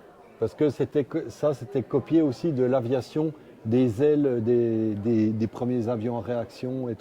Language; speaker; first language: French; native; French